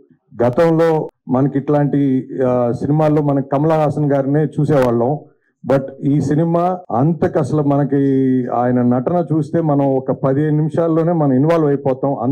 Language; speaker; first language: Telugu; native; Telugu